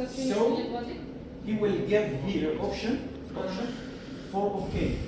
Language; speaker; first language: English; non-native, learner; Arabic